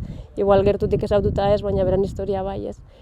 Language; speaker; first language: Basque; native; Basque